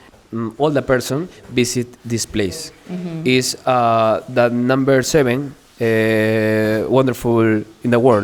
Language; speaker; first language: English; non-native, learner; Spanish